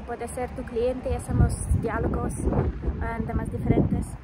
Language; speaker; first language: Spanish; non-native, fluent; Russian